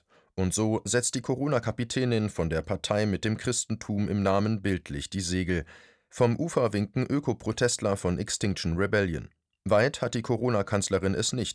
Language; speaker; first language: German; native; German